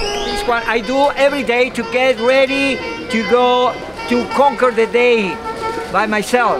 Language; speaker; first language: English; non-native, learner; Spanish